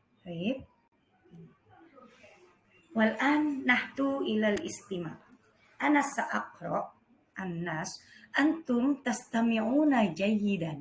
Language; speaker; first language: Arabic; non-native, fluent; Indonesian